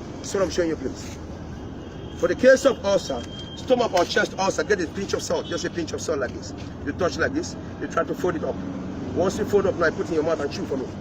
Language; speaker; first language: Nigerian Pidgin; non-native, local second language; Yoruba